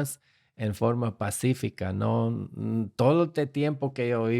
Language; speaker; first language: Spanish; non-native, fluent; Slovak